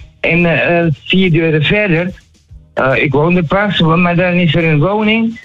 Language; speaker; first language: Dutch; non-native, learner; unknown